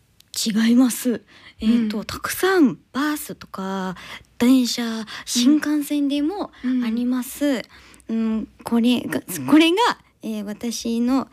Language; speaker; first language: Japanese; non-native, learner; English